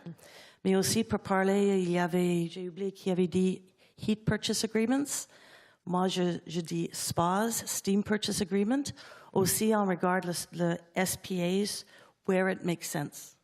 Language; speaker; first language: French; non-native, learner; English